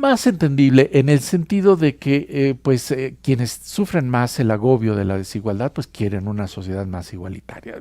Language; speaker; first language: Spanish; native; Spanish